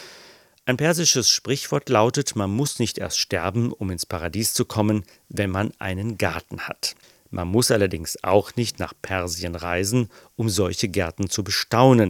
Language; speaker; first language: German; native; German